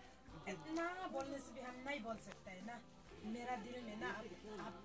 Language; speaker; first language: Hindi; non-native, local second language; Adi